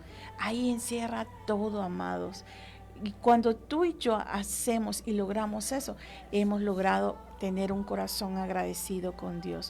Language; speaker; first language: Spanish; native; Spanish